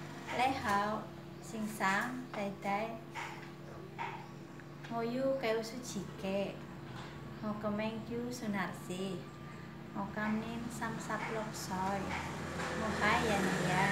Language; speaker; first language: Cantonese; non-native, learner; Indonesian